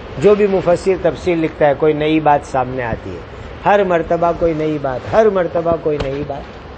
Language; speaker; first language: Urdu; non-native, local second language; Gujarati